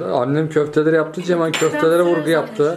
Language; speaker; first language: Turkish; native; Turkish